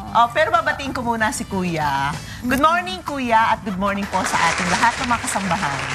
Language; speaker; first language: Filipino; native; Filipino